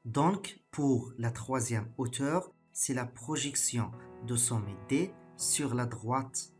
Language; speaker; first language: French; non-native, local second language; Arabic